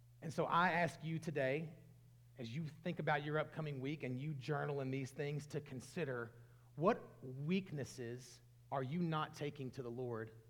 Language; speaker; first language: English; native; English